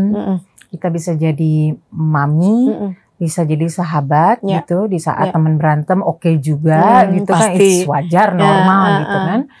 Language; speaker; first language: Indonesian; native; Indonesian